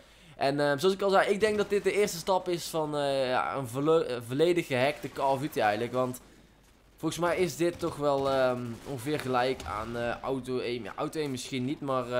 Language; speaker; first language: Dutch; native; Dutch